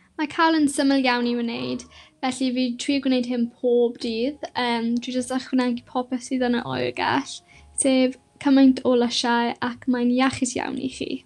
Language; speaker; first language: Welsh; non-native, local second language; English